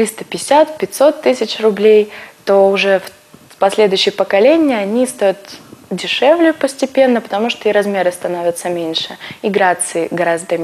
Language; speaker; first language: Russian; native; Russian